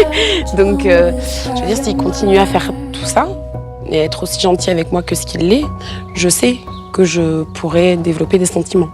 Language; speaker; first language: French; native; French